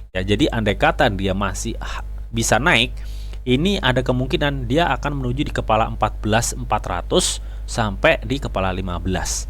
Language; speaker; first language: Indonesian; native; Indonesian